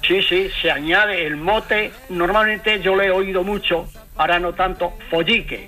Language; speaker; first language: Spanish; native; Spanish